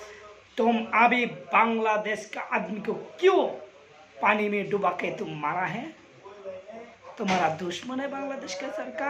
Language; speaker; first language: Hindi; non-native, learner; Bangla